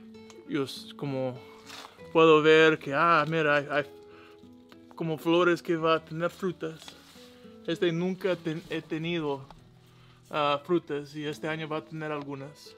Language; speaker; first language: Spanish; non-native, learner; English